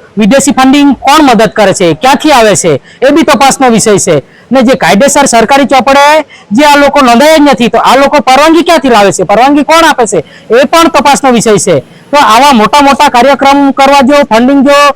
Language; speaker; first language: Gujarati; non-native, local second language; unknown